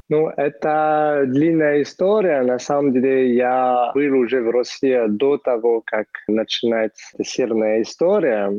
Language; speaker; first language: Russian; non-native, fluent; French